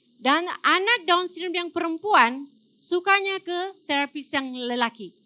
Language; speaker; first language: Malay; native; Malay